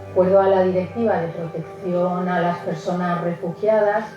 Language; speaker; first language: Spanish; native; Spanish